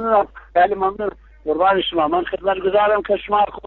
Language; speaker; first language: Persian; non-native, local second language; Kurdish